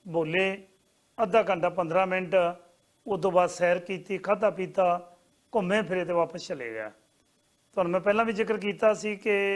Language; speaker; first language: Punjabi; native; Punjabi